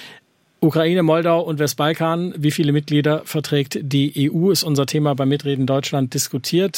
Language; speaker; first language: German; native; German